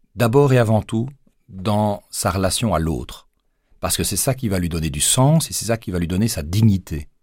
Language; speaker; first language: French; native; French